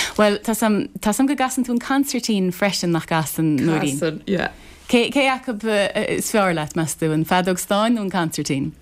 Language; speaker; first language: Irish; native; Irish